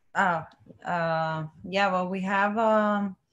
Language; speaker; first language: English; non-native, learner; Spanish